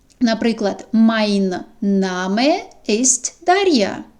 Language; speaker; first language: German; non-native, fluent; Ukrainian